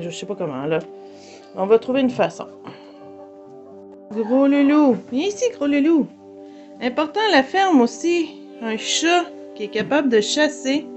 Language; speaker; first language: French; native; French